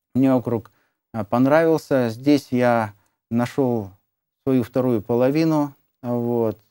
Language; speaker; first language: Russian; native; Russian